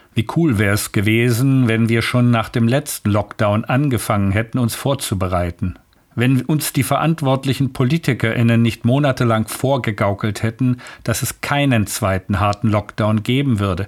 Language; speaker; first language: German; native; German